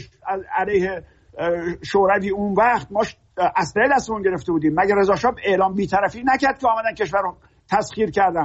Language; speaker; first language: Persian; native; Persian